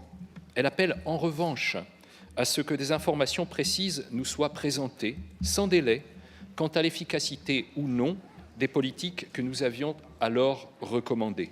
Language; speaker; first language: French; native; French